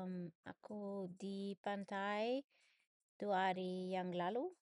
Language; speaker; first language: Indonesian; non-native, learner; English